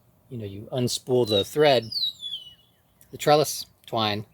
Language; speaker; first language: English; native; English